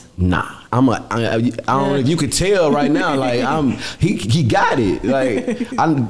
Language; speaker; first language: English; native; English